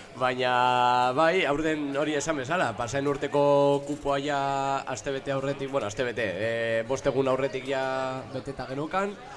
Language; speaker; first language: Basque; non-native, local second language; Spanish